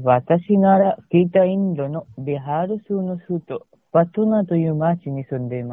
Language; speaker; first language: Japanese; non-native, learner; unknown